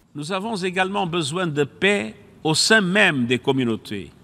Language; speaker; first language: French; non-native, fluent; Portuguese